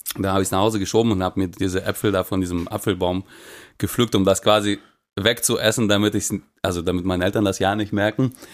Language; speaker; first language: German; native; German